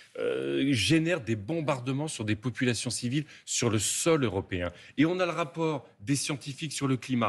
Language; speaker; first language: French; native; French